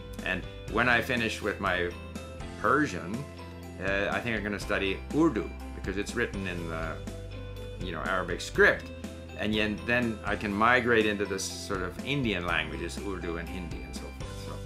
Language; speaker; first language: English; native; English